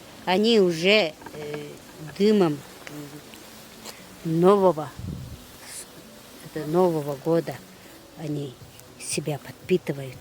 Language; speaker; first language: Russian; non-native, local second language; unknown